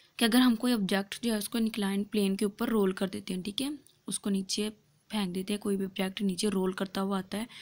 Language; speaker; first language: Urdu; non-native, local second language; Punjabi